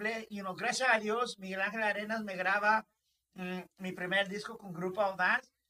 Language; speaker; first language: Spanish; early bilingual, heritage; Spanish